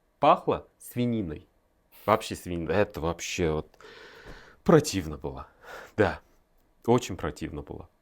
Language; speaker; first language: Russian; non-native, fluent; Persian